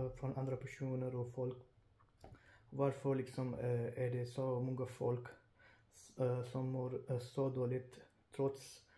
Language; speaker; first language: Swedish; non-native, fluent; Urdu